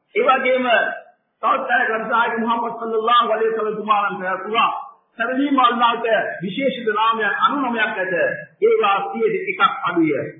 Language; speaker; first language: Sinhala; non-native, local second language; Tamil